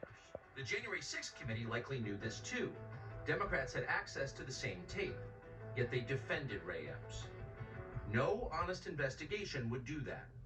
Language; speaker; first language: English; native; English